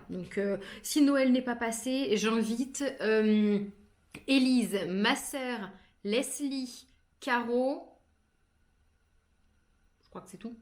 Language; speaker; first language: French; native; French